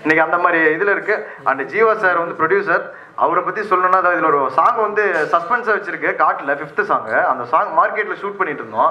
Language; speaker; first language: Tamil; native; Tamil